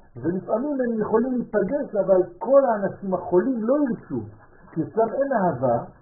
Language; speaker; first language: Hebrew; non-native, fluent; French